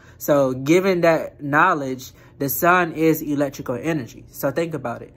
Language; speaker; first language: English; native; English